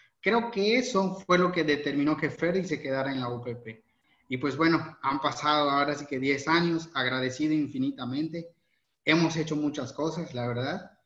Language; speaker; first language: Spanish; native; Spanish